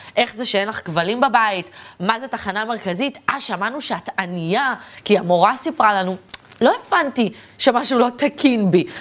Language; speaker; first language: Hebrew; native; Hebrew